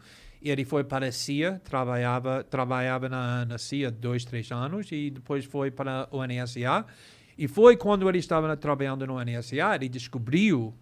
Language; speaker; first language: Portuguese; non-native, fluent; English